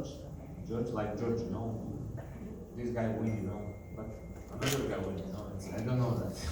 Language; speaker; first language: English; non-native, learner; Russian